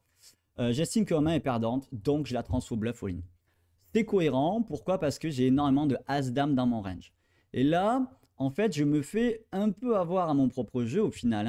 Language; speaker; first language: French; native; French